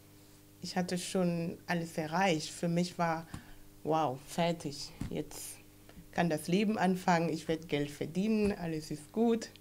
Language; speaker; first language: German; non-native, fluent; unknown